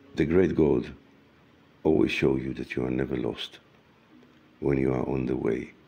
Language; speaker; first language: English; non-native, learner; Hebrew